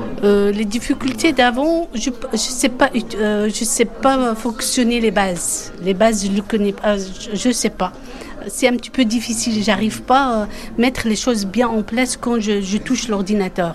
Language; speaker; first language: French; non-native, fluent; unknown